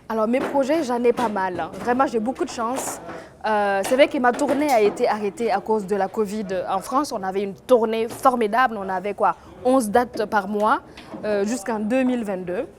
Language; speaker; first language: French; non-native, local second language; Mossi